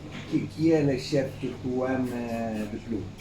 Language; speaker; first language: French; non-native, fluent; Italian